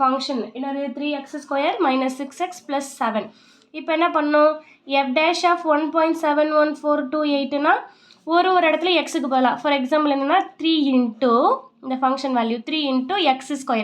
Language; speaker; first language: Tamil; native; Tamil